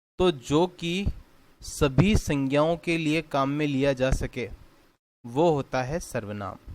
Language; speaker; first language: Hindi; native; Hindi